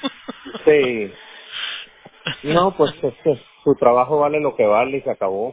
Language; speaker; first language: Spanish; early bilingual, heritage; Spanish